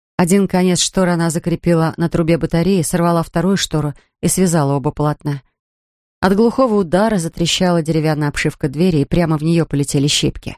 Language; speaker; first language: Russian; native; Russian